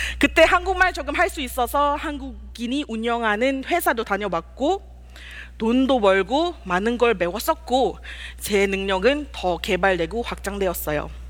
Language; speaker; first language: Korean; non-native, fluent; Malay